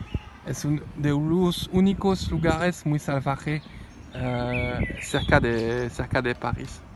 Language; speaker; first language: Spanish; non-native, fluent; French